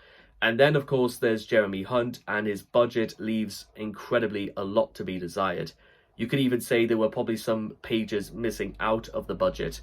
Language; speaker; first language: English; native; English